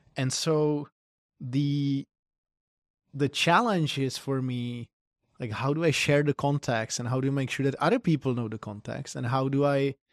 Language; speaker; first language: English; non-native, fluent; Czech